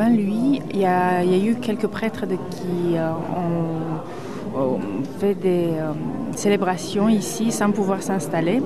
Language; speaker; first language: French; non-native, fluent; Romanian